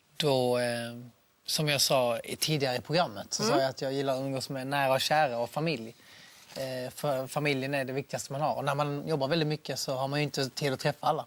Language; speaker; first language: Swedish; native; Swedish